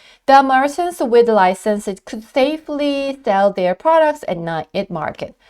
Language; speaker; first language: English; non-native, fluent; Korean